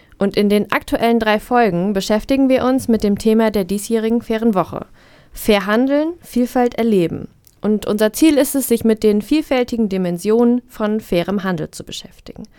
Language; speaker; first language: German; native; German